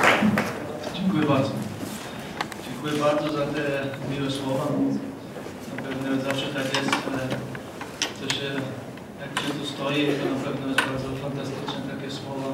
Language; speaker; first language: Polish; early bilingual, other home language; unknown